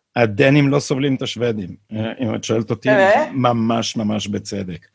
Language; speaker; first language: Hebrew; native; Hebrew